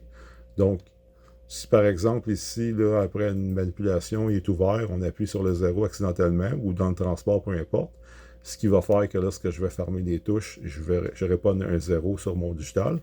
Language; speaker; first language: French; native; French